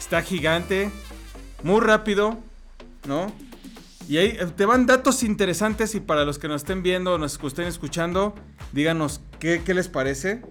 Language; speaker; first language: Spanish; native; Spanish